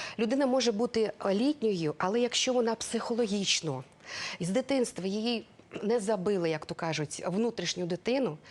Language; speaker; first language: Ukrainian; non-native, local second language; Russian